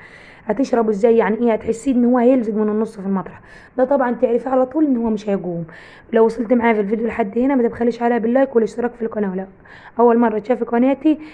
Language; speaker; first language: Arabic; native; Arabic